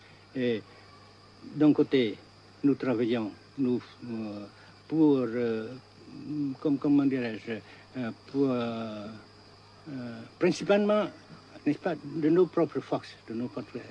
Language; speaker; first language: French; non-native, fluent; Vietnamese